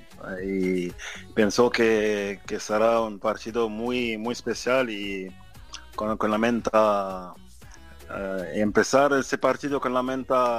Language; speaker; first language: Spanish; non-native, fluent; French